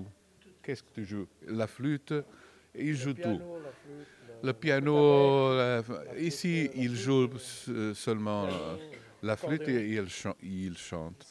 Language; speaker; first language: French; non-native, fluent; Portuguese